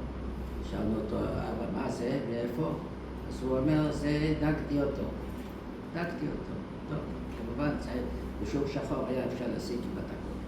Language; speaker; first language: Hebrew; early bilingual, other home language; Dutch